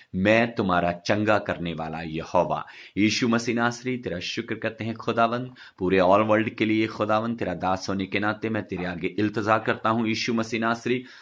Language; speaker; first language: Hindi; non-native, local second language; Punjabi